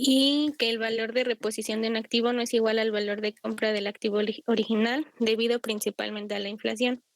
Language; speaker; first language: Spanish; native; Spanish